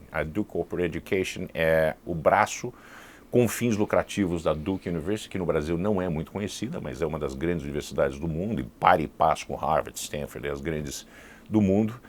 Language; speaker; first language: Portuguese; early bilingual, heritage; Portuguese